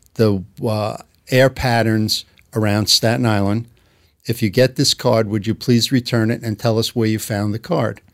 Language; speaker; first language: English; native; English